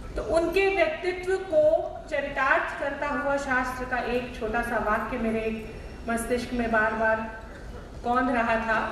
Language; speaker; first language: Hindi; native; Hindi